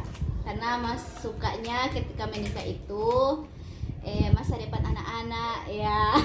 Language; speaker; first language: Indonesian; native; Indonesian